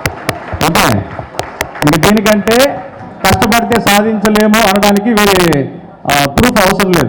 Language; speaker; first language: Telugu; native; Telugu